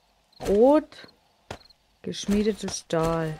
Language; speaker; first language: German; native; German